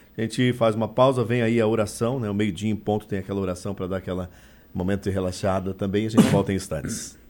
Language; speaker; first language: Portuguese; native; Portuguese